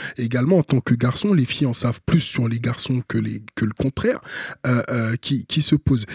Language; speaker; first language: French; early bilingual, other home language; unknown